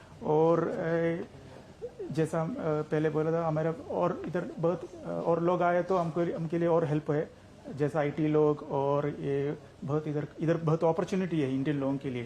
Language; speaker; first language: Hindi; non-native, local second language; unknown